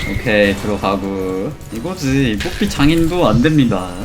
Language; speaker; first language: Korean; native; Korean